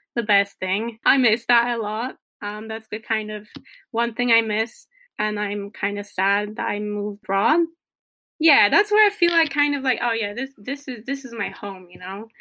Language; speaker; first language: English; non-native, fluent; Polish